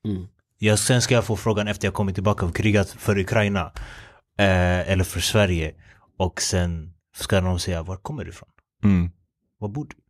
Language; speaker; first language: Swedish; early bilingual, other home language; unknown